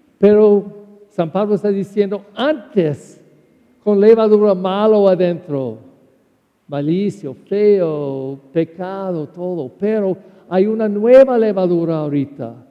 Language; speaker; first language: Spanish; non-native, learner; English